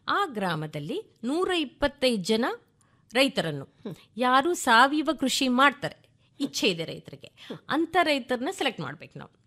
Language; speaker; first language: Kannada; native; Kannada